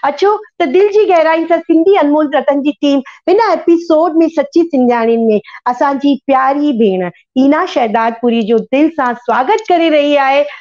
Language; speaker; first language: Sindhi; early bilingual, heritage; Sindhi